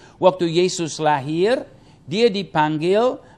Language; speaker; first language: Indonesian; non-native, fluent; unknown